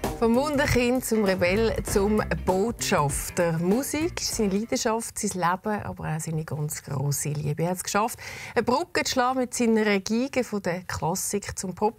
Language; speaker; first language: German; native; German